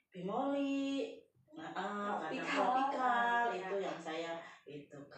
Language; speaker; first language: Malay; non-native, local second language; Javanese